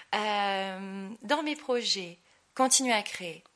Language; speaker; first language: French; native; French